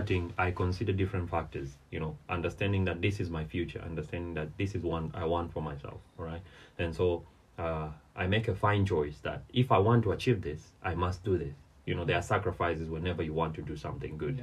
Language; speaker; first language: English; non-native, local second language; Swahili